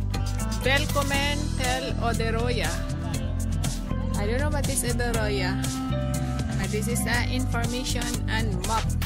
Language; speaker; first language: English; non-native, local second language; Cebuano